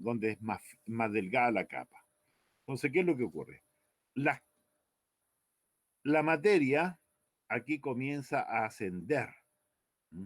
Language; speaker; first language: Spanish; native; Spanish